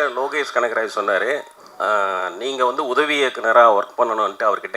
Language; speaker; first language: Tamil; native; Tamil